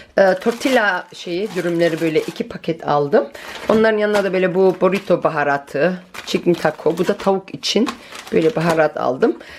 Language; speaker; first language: Turkish; early bilingual, heritage; Turkish